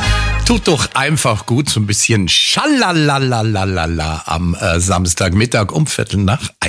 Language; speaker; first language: German; native; German